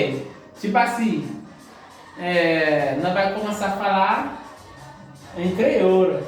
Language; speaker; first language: Portuguese; non-native, learner; Haitian Creole